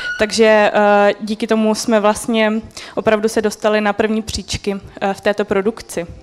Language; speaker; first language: Czech; native; Czech